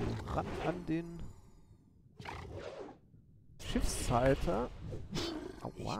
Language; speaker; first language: German; native; German